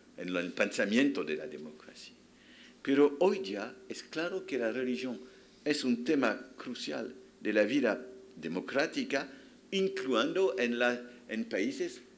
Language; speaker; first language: Spanish; non-native, fluent; French